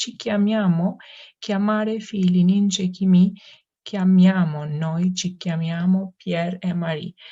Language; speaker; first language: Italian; non-native, fluent; Turkish